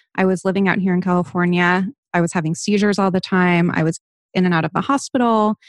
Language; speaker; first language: English; native; English